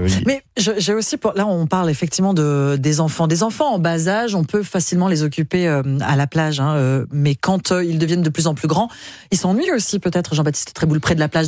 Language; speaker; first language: French; native; French